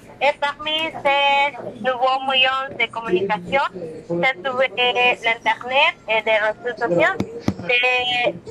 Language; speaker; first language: French; non-native, learner; Spanish